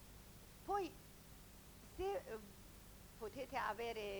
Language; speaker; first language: Italian; non-native, learner; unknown